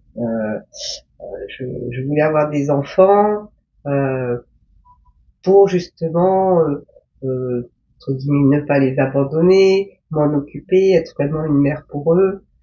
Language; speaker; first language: French; early bilingual, other home language; Korean